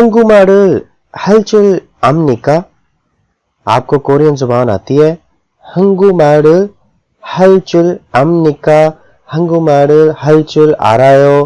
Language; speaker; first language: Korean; non-native, fluent; Urdu